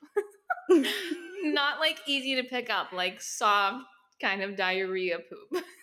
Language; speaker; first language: English; native; English